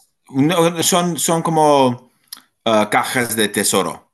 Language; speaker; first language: Spanish; non-native, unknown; English